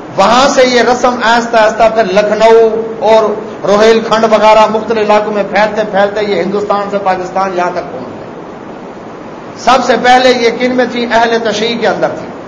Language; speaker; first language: Urdu; non-native, local second language; Saraiki